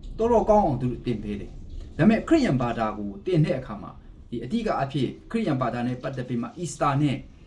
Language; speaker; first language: Burmese; non-native, local second language; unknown